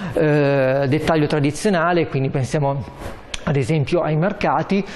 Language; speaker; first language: Italian; native; Italian